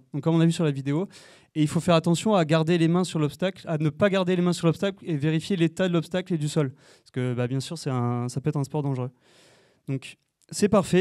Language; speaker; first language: French; native; French